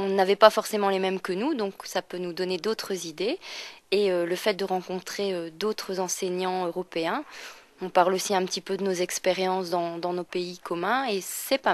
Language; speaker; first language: French; native; French